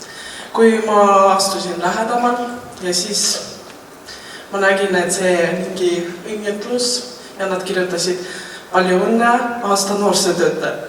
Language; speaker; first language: Estonian; non-native, local second language; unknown